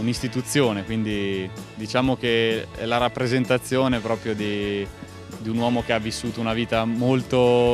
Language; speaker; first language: Italian; native; Italian